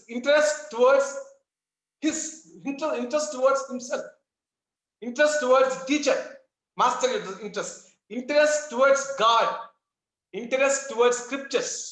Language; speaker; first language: English; non-native, local second language; Telugu